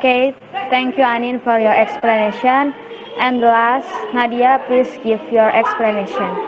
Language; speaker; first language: English; non-native, learner; Indonesian